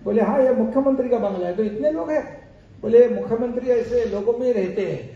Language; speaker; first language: Hindi; non-native, local second language; Marathi